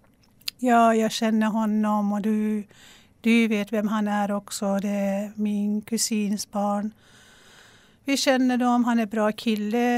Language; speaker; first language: Swedish; non-native, fluent; Persian